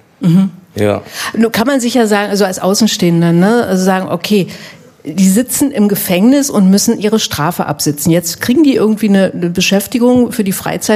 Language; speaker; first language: German; native; German